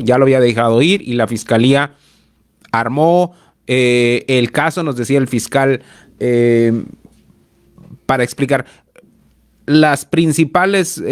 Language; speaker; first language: Spanish; native; Spanish